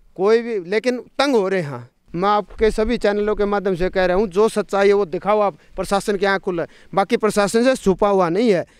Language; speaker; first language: Hindi; native; Hindi